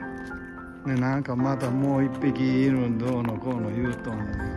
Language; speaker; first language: Japanese; native; Japanese